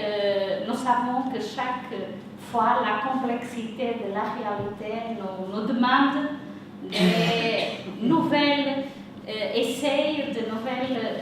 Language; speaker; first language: French; non-native, fluent; Portuguese